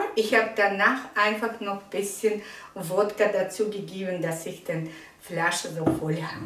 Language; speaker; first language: German; non-native, learner; Russian